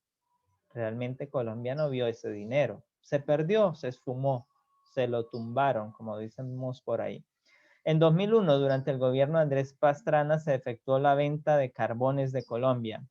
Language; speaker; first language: Spanish; native; Spanish